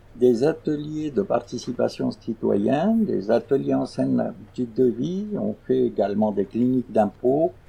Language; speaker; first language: French; non-native, local second language; Arabic